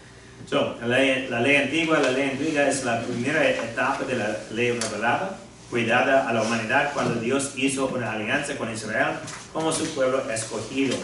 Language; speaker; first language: Spanish; non-native, fluent; English